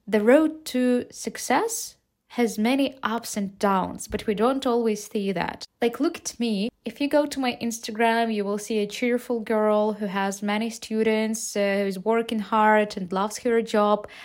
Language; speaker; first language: English; non-native, fluent; Ukrainian